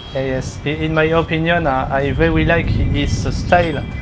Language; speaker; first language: English; non-native, learner; French